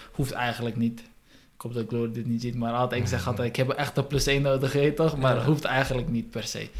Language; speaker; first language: Dutch; early bilingual, other home language; Russian